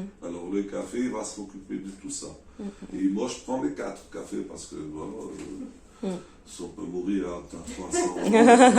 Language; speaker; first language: French; non-native, learner; Portuguese